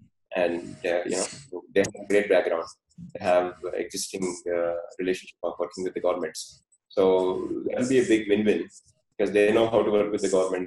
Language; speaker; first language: English; non-native, fluent; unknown